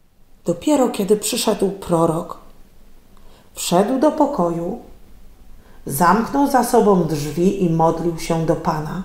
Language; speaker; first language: Polish; native; Polish